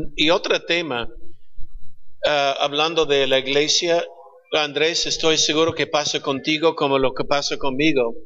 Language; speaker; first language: Spanish; non-native, fluent; English